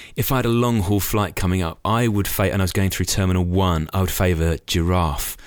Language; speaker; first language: English; native; English